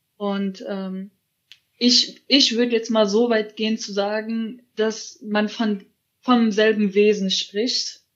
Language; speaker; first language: German; early bilingual, other home language; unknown